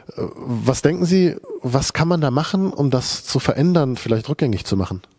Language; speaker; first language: German; native; German